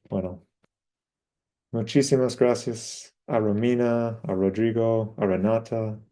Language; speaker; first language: Spanish; non-native, fluent; English